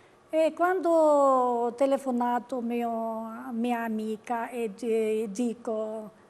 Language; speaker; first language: Italian; non-native, learner; Georgian